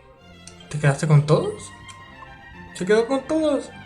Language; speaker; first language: Spanish; native; Spanish